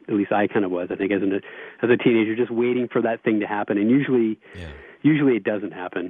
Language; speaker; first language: English; native; English